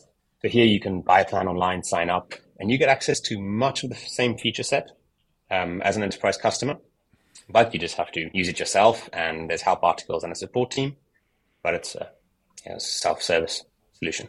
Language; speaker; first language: English; native; English